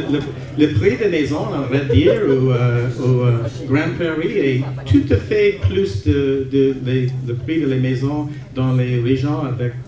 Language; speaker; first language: French; non-native, local second language; English